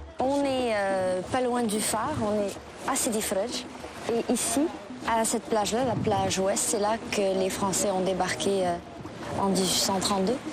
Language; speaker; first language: French; non-native, local second language; Arabic